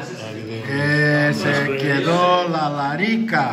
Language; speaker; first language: Spanish; non-native, learner; Portuguese